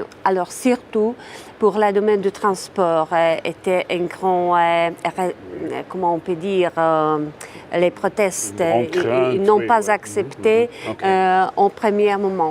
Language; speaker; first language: French; non-native, fluent; Czech